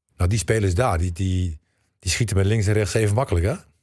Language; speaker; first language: Dutch; native; Dutch